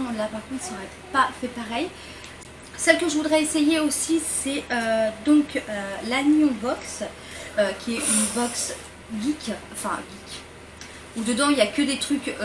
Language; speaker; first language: French; native; French